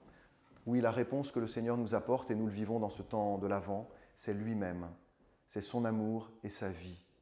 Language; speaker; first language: French; native; French